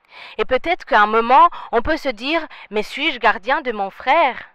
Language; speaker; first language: French; non-native, local second language; Rundi